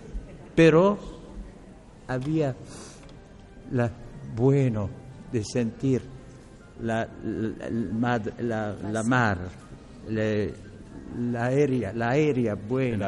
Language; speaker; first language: Spanish; non-native, learner; Arabic